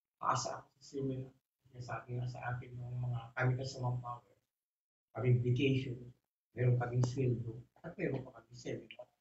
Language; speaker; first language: Filipino; non-native, local second language; Bikol